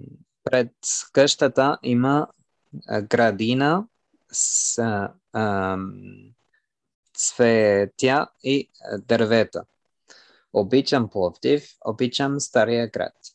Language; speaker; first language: Bulgarian; non-native, learner; French